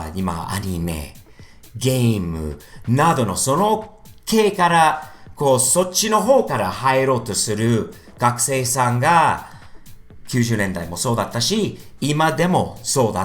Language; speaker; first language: Japanese; non-native, fluent; English